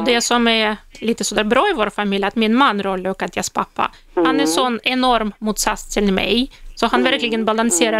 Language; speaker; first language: Swedish; non-native, fluent; Russian